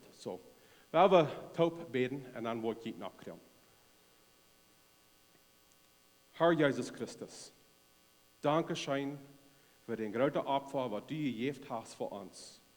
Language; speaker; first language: German; non-native, learner; Plautdietsch